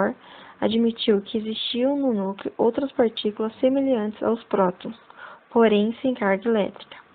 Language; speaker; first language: Portuguese; native; Portuguese